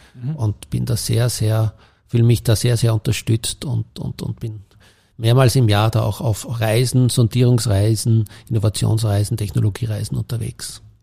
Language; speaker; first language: German; native; German